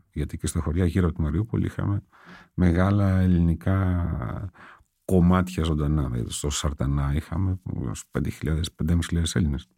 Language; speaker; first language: Greek; native; Greek